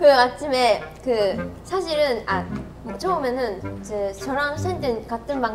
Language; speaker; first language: Korean; non-native, fluent; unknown